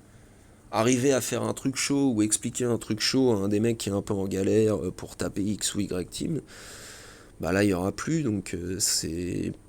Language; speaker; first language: French; native; French